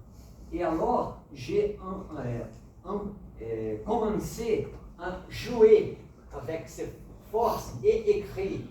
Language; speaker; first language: French; non-native, fluent; Portuguese